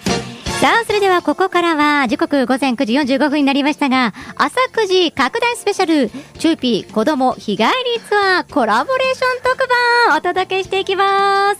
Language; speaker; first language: Japanese; native; Japanese